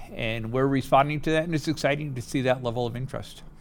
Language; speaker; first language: English; native; English